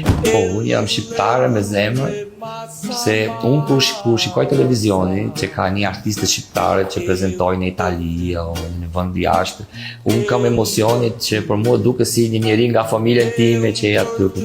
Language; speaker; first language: Albanian; non-native, learner; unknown